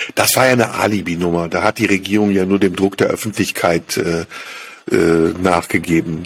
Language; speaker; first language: German; native; German